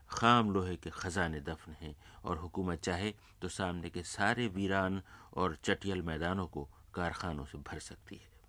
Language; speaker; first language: Urdu; native; Urdu